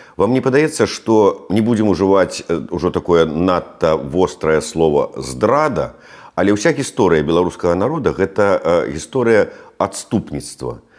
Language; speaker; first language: Belarusian; native; Belarusian